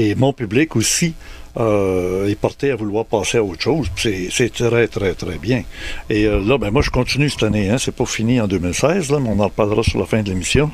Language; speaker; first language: French; native; French